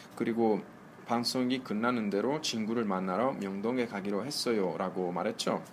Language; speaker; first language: Korean; non-native, fluent; Italian